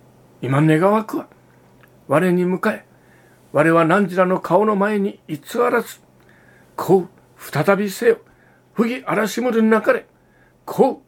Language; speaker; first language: Japanese; native; Japanese